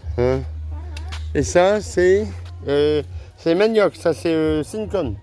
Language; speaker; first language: French; native; French